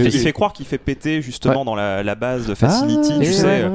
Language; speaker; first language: French; native; French